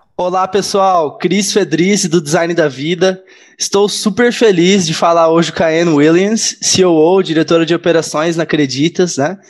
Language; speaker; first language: Portuguese; native; Portuguese